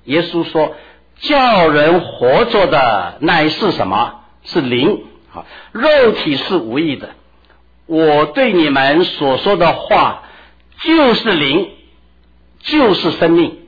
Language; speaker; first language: Chinese; native; Chinese